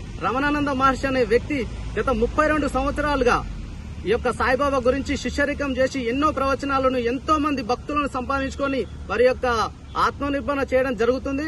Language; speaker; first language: Telugu; native; Telugu